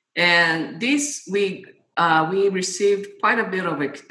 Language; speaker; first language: English; non-native, fluent; Portuguese